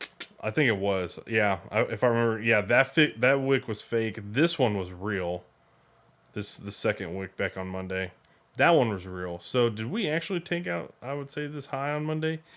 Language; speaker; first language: English; native; English